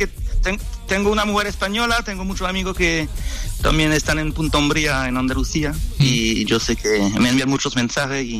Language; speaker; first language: Spanish; non-native, fluent; French